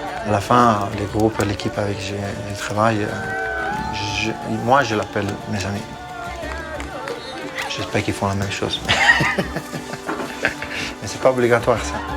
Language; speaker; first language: French; non-native, fluent; Italian